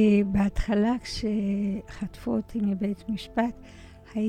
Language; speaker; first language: Hebrew; early bilingual, other home language; Polish